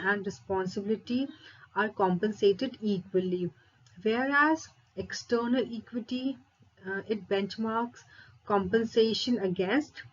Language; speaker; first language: English; non-native, local second language; Hindi